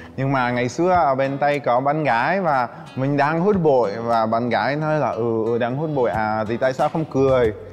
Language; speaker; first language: Vietnamese; non-native, fluent; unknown